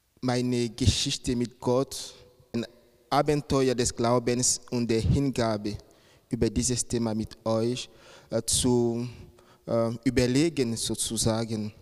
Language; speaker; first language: German; non-native, fluent; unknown